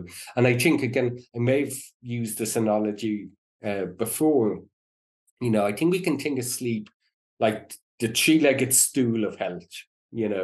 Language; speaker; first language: English; native; English